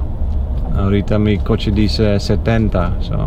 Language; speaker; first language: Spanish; non-native, learner; English